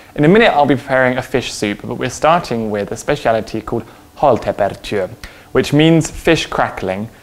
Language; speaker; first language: English; native; English